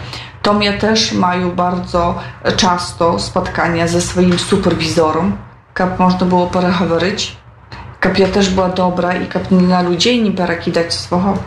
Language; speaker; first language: Polish; non-native, local second language; Belarusian